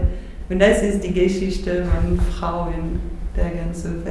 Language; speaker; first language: German; non-native, learner; French